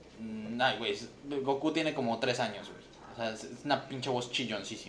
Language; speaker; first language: Spanish; native; Spanish